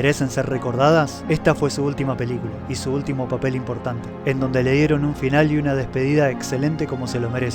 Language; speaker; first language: Spanish; native; Spanish